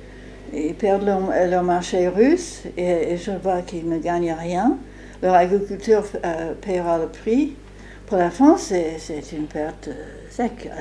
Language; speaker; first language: French; non-native, fluent; English